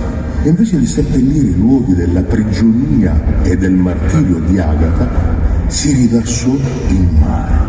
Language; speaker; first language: Italian; native; Italian